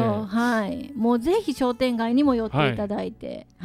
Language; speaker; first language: Japanese; native; Japanese